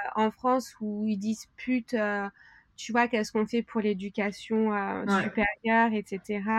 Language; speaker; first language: French; native; French